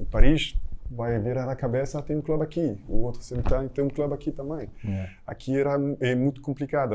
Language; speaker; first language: Portuguese; non-native, fluent; French